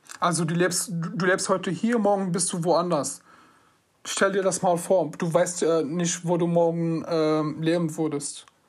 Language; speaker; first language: German; non-native, fluent; Arabic